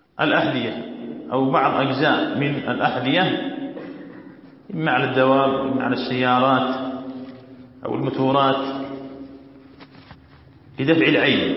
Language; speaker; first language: Arabic; native; Arabic